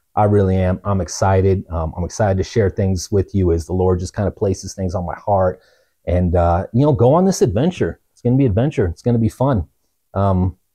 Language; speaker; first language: English; native; English